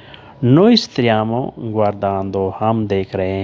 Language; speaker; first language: Italian; non-native, learner; Urdu